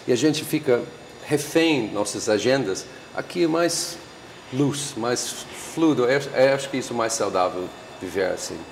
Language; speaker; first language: Portuguese; non-native, fluent; English